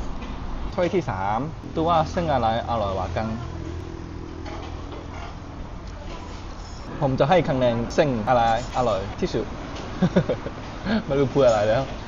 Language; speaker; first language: Thai; native; Thai